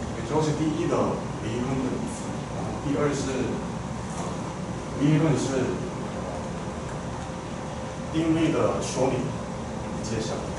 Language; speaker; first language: Chinese; non-native, fluent; Korean